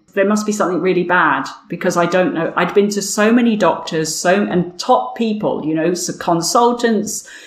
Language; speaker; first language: English; native; English